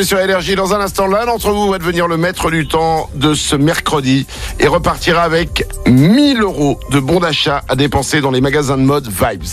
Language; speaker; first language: French; native; French